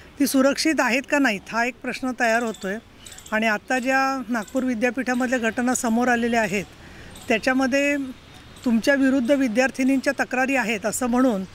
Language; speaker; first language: Marathi; native; Marathi